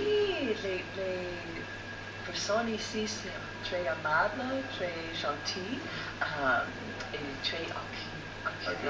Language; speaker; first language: French; non-native, fluent; English